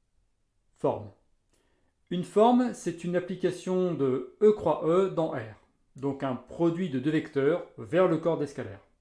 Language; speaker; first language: French; native; French